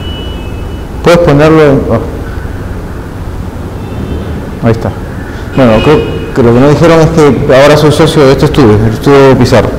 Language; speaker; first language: Spanish; native; Spanish